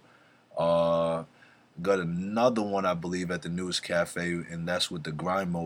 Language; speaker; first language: English; native; English